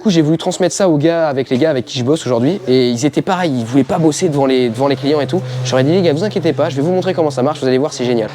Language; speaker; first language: French; native; French